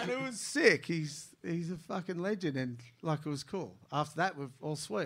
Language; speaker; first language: English; native; English